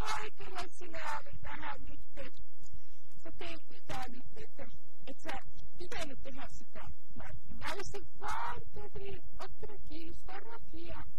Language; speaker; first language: Finnish; early bilingual, heritage; Finnish